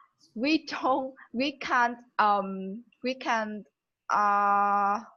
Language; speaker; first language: English; non-native, learner; Vietnamese